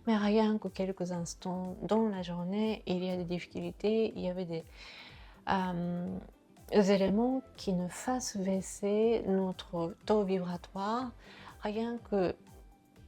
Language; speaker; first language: French; non-native, fluent; Japanese